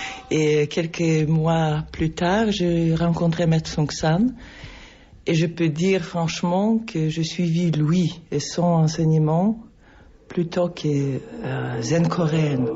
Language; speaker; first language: French; non-native, fluent; Polish